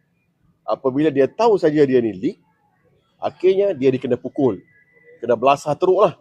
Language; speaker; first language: Malay; native; Malay